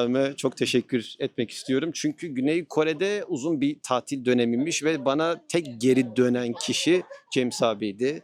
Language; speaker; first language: Turkish; native; Turkish